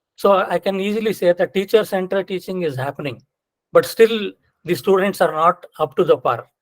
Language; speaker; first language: English; non-native, local second language; Kannada